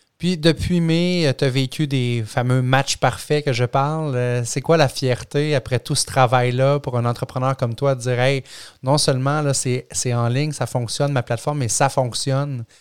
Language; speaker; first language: French; native; French